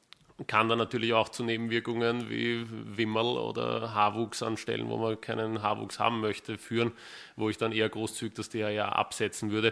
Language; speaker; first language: German; native; German